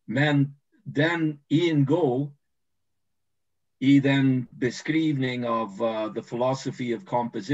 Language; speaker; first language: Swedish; non-native, fluent; English